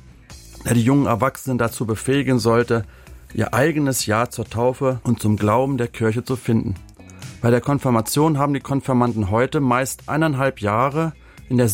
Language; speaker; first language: German; native; German